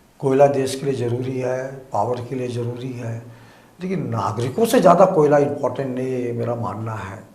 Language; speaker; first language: Hindi; native; Hindi